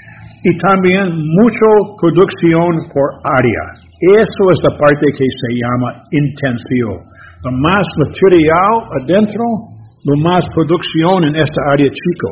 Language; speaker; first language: Spanish; non-native, learner; English